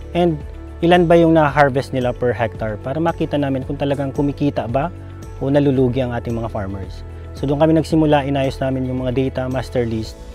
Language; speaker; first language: Filipino; non-native, local second language; Bikol